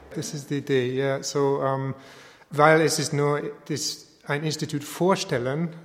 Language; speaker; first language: German; non-native, fluent; English